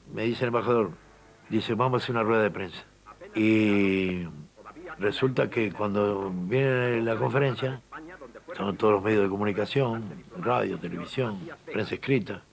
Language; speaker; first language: Spanish; native; Spanish